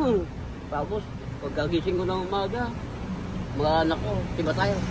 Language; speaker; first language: Filipino; native; Filipino